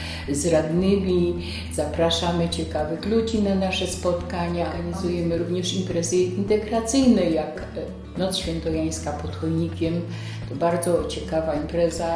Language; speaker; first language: Polish; native; Polish